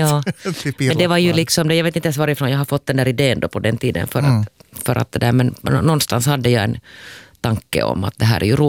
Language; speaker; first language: Swedish; native; Swedish